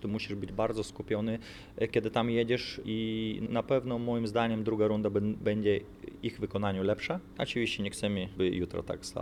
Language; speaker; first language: Polish; non-native, fluent; Lithuanian